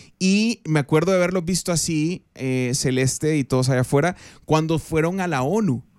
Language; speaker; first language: Spanish; native; Spanish